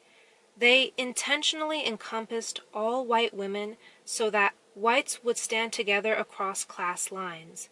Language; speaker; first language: English; native; English